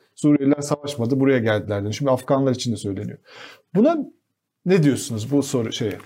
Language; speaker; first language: Turkish; native; Turkish